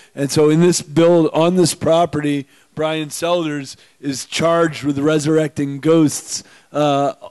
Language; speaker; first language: English; native; English